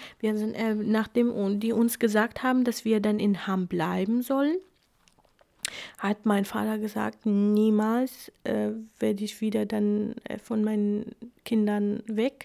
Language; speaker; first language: German; non-native, fluent; Kurdish